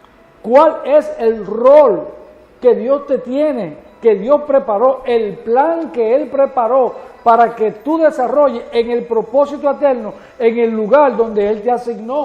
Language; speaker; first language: Spanish; native; Spanish